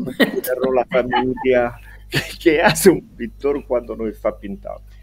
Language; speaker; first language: Italian; non-native, fluent; Spanish